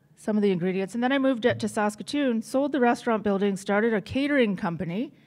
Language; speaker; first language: English; native; English